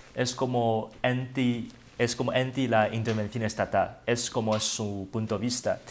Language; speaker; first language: Spanish; non-native, learner; Wu Chinese